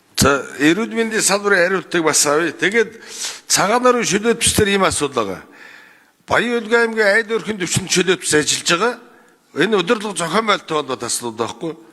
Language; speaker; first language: Mongolian; non-native, local second language; Kazakh